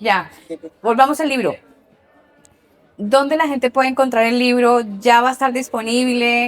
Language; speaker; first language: Spanish; native; Spanish